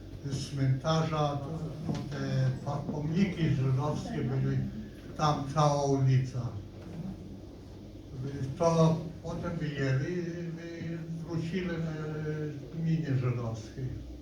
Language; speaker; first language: Polish; non-native, local second language; Yiddish